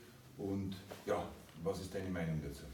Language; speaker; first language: German; native; German